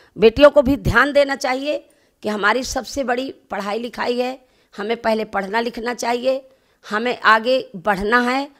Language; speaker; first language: Hindi; native; Hindi